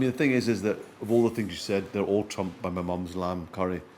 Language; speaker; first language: English; early bilingual, other home language; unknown